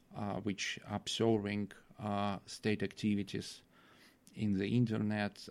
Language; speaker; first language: English; non-native, fluent; Russian